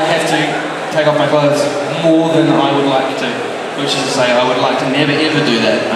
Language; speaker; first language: English; native; English